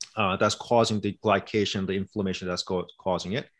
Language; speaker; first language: English; early bilingual, other home language; Korean